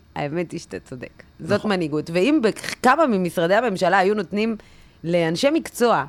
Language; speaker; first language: Hebrew; native; Hebrew